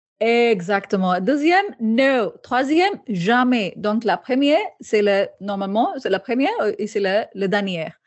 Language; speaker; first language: French; non-native, learner; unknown